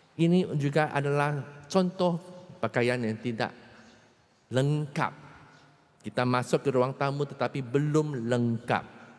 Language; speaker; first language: Malay; non-native, local second language; Chinese